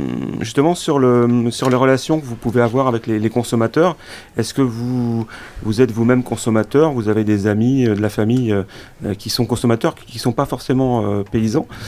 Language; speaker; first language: French; native; French